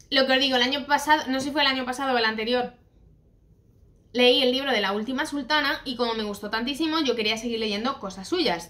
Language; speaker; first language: Spanish; native; Spanish